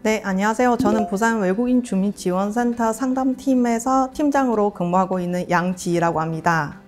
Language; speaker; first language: Korean; non-native, fluent; Chinese